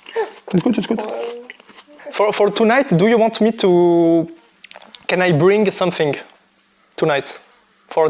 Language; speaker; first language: English; non-native, learner; French